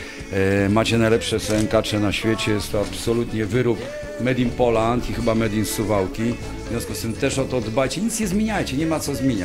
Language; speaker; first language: Polish; native; Polish